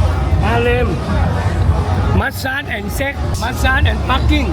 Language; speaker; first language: English; non-native, learner; Azerbaijani